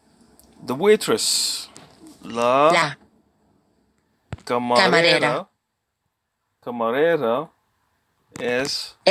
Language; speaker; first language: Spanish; non-native, learner; English